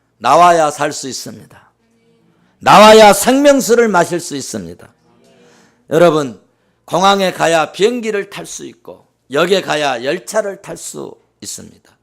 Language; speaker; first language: Korean; native; Korean